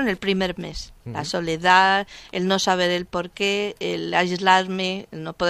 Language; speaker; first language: Spanish; native; Spanish